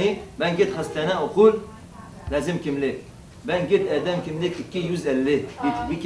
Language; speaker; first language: Turkish; non-native, learner; Arabic